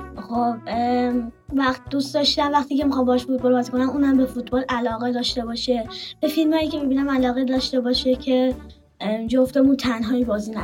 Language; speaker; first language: Persian; native; Persian